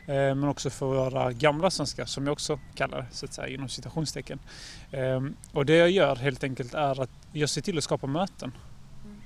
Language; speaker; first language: Swedish; native; Swedish